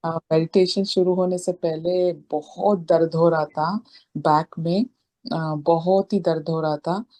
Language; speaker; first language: Hindi; non-native, local second language; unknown